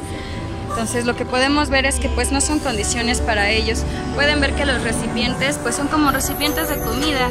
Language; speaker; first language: Spanish; native; Spanish